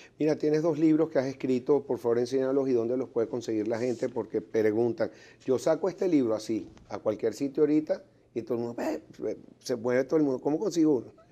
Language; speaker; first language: Spanish; native; Spanish